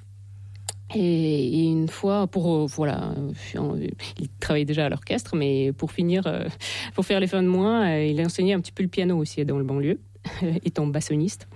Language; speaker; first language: French; non-native, fluent; Russian